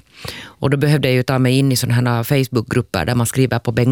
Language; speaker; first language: Swedish; native; Swedish